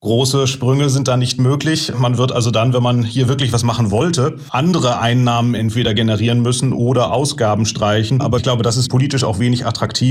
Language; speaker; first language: German; native; German